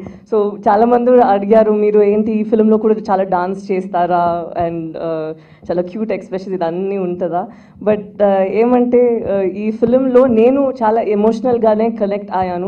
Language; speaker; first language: Telugu; non-native, local second language; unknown